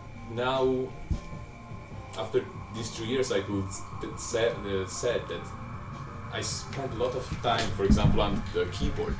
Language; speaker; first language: English; non-native, fluent; Italian